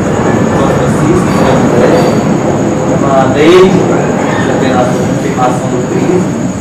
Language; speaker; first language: Portuguese; native; Portuguese